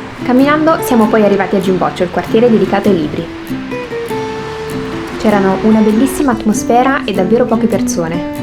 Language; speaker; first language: Italian; native; Italian